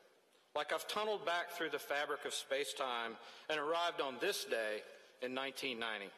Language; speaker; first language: English; native; English